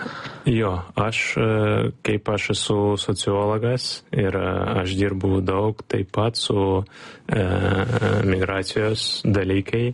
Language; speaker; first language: Lithuanian; non-native, learner; Ukrainian